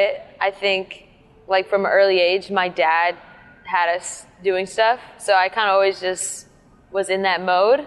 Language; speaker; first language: English; native; English